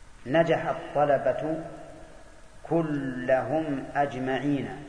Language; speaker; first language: Arabic; native; Arabic